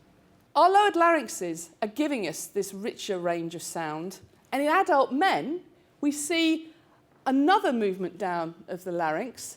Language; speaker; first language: English; native; English